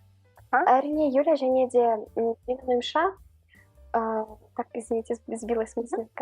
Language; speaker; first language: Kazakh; non-native, local second language; Russian